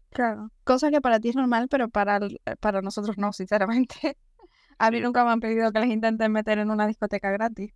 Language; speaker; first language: Spanish; native; Spanish